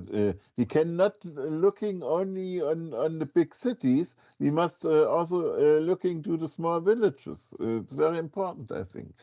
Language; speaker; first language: English; non-native, fluent; German